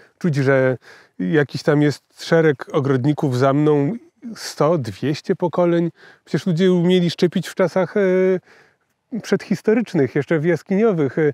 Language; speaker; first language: Polish; native; Polish